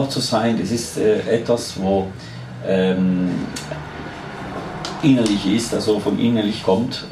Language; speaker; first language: German; non-native, fluent; Italian